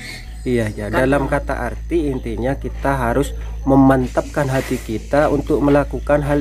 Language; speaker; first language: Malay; non-native, local second language; Javanese